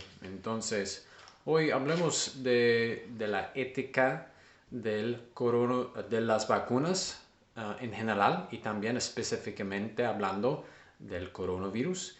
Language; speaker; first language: Spanish; non-native, learner; English